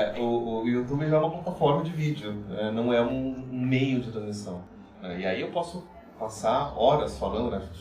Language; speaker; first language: Portuguese; native; Portuguese